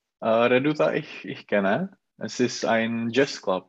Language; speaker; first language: German; non-native, learner; Czech